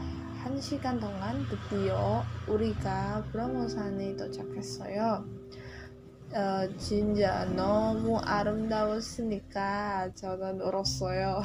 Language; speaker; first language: Korean; non-native, learner; Indonesian